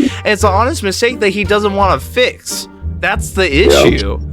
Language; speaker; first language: English; native; English